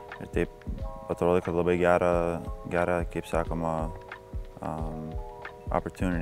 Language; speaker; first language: Lithuanian; early bilingual, heritage; Lithuanian